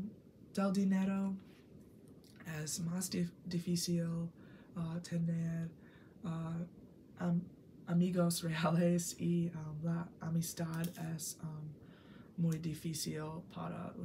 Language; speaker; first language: Spanish; non-native, learner; English